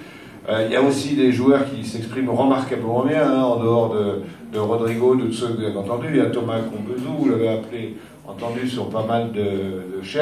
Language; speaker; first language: French; native; French